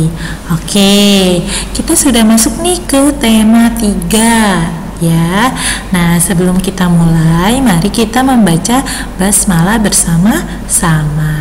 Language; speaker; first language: Indonesian; native; Indonesian